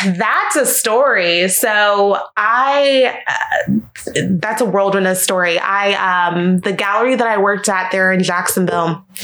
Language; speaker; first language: English; native; English